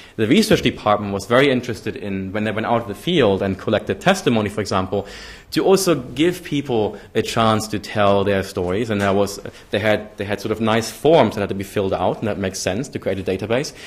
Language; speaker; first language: English; non-native, fluent; German